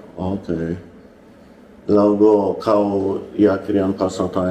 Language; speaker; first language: Thai; non-native, learner; English